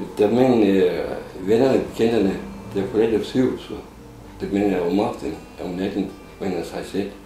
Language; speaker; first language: Danish; non-native, learner; Turkish